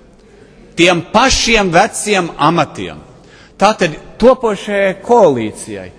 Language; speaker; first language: Latvian; early bilingual, heritage; Latvian